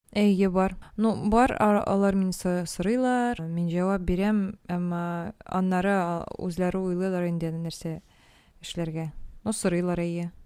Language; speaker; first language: Tatar; native; Tatar